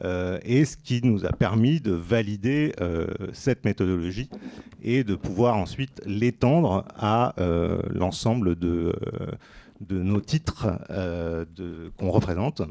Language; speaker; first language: French; native; French